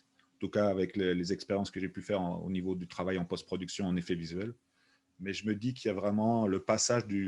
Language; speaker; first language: French; native; French